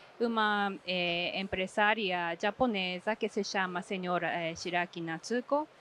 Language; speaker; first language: Portuguese; non-native, fluent; Japanese